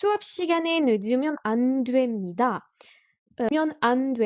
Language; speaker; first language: Korean; non-native, fluent; French